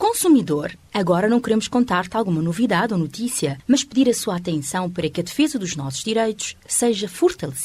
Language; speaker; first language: Portuguese; non-native, local second language; Kabuverdianu